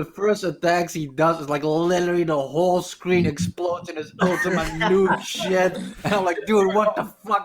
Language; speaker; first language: English; native; English